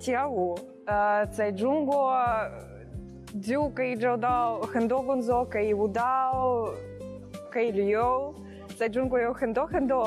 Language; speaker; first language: Chinese; non-native, learner; Ukrainian